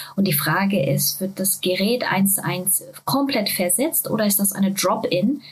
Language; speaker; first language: German; non-native, fluent; Japanese